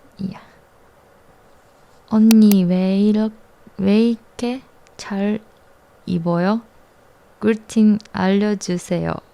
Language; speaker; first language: Korean; non-native, learner; Japanese